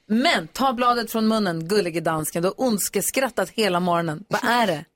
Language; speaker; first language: Swedish; native; Swedish